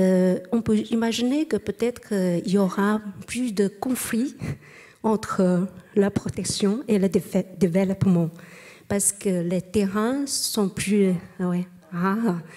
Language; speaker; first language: French; non-native, learner; Chinese